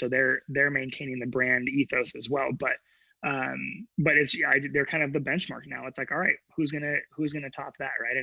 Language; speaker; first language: English; native; English